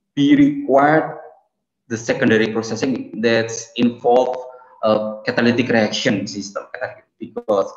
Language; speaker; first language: English; non-native, fluent; Indonesian